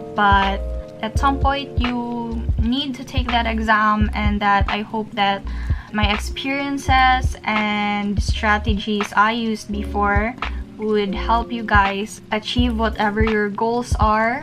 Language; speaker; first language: English; non-native, local second language; Filipino